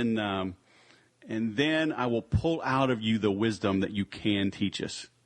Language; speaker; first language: English; native; English